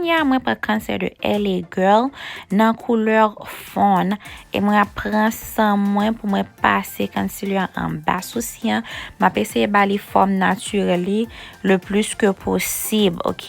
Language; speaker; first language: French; non-native, learner; Haitian Creole